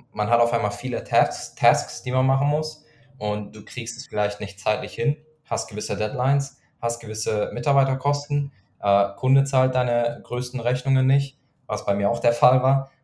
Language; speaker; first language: German; non-native, fluent; Persian